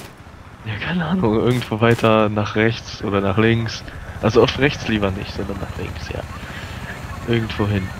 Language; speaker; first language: German; native; German